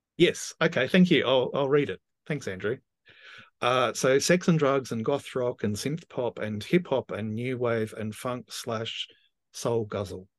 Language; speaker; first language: English; native; English